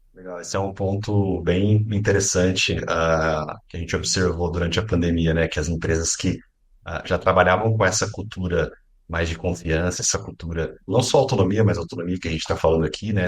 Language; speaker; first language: Portuguese; native; Portuguese